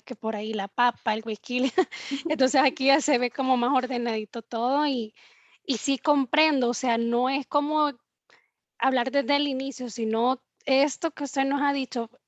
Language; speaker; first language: Spanish; native; Spanish